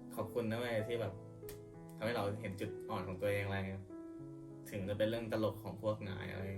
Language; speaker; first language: Thai; early bilingual, other home language; English